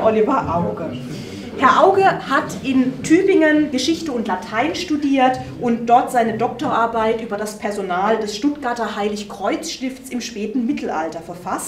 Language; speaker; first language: German; native; German